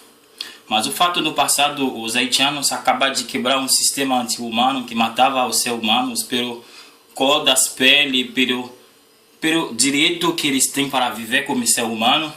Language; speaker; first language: Portuguese; non-native, learner; Haitian Creole